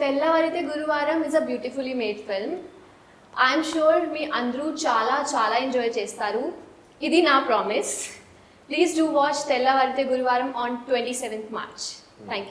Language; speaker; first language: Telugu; non-native, learner; Hindi